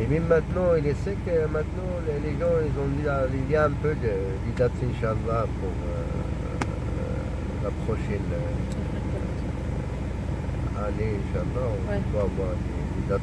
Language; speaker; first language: French; non-native, local second language; Arabic